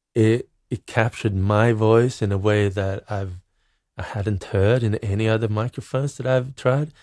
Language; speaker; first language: English; non-native, fluent; Swedish